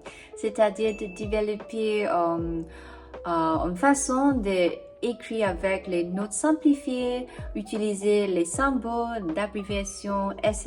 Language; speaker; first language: French; non-native, fluent; English